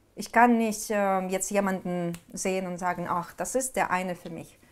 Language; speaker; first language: German; non-native, fluent; Ukrainian